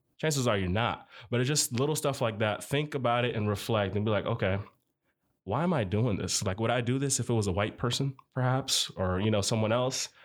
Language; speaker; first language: English; early bilingual, other home language; Arabic